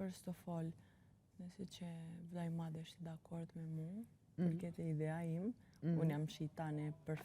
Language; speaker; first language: Albanian; early bilingual, heritage; Albanian